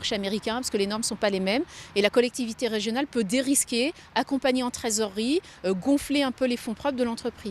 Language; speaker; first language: French; native; French